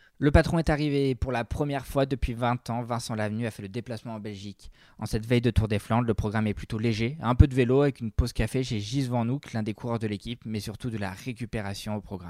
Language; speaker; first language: French; native; French